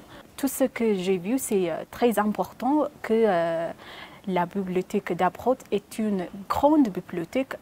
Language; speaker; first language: French; non-native, learner; Amharic